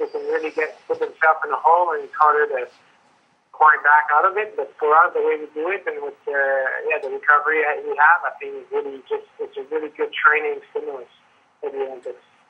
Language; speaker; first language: English; non-native, local second language; French